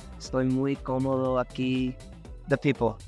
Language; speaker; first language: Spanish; non-native, learner; English